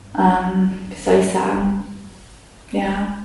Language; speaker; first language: German; early bilingual, other home language; Polish